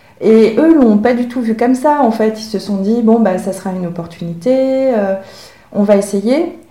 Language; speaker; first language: French; early bilingual, other home language; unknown